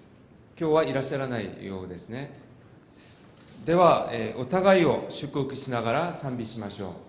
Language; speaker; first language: Japanese; non-native, fluent; Korean